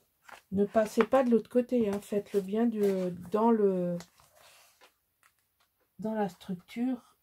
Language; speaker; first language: French; native; French